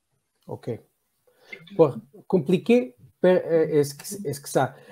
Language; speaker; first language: French; non-native, learner; Portuguese